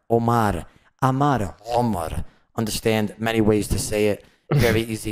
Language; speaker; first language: English; native; English